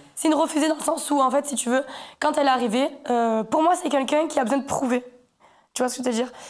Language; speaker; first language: French; native; French